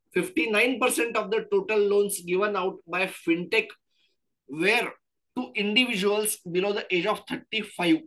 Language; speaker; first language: English; non-native, local second language; Marathi